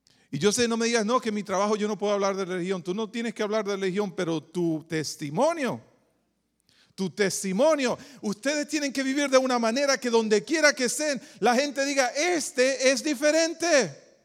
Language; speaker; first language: Spanish; native; Spanish